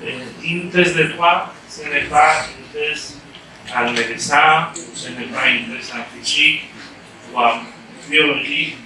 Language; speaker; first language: French; non-native, fluent; Spanish